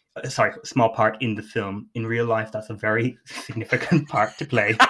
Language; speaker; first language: English; native; English